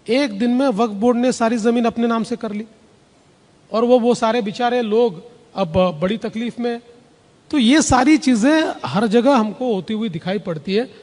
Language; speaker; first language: Hindi; non-native, local second language; Marathi